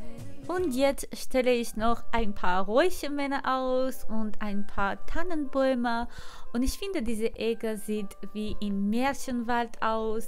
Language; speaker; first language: German; non-native, fluent; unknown